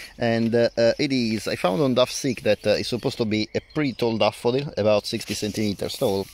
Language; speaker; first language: English; non-native, fluent; Italian